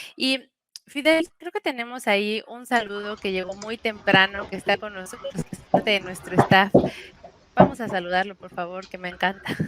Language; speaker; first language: Spanish; native; Spanish